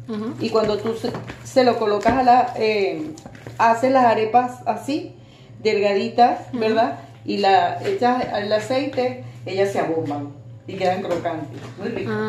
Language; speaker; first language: Spanish; native; Spanish